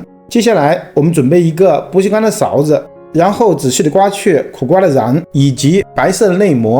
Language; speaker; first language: Chinese; native; Chinese